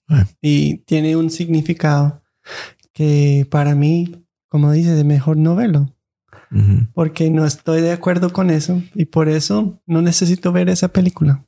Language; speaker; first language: Spanish; non-native, fluent; English